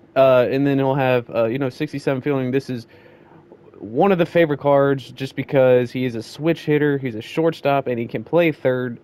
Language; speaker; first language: English; native; English